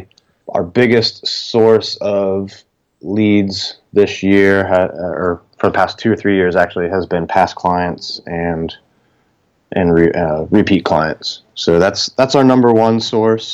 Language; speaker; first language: English; native; English